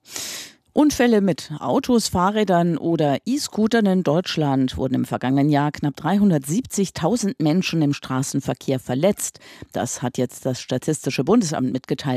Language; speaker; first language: German; native; German